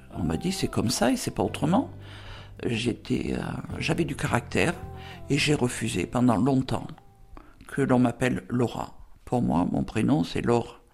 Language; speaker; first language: French; native; French